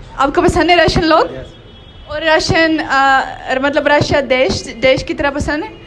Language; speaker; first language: Hindi; non-native, fluent; Russian